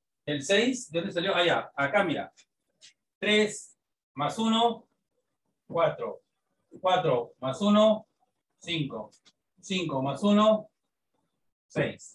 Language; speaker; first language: Spanish; native; Spanish